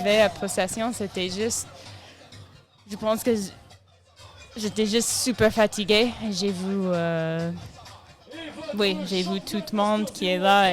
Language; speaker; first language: French; non-native, learner; English